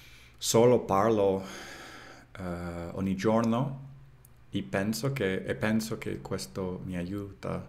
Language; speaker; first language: Italian; non-native, learner; English